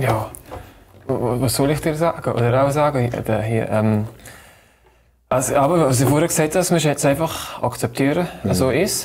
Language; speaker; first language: German; native; German